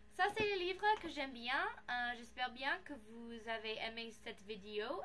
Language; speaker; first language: French; non-native, learner; English